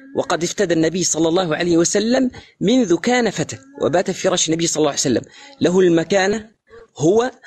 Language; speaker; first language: Arabic; native; Arabic